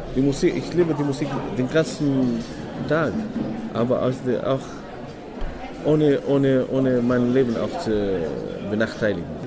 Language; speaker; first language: German; non-native, fluent; Arabic